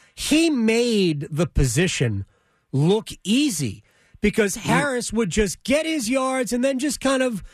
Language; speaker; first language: English; native; English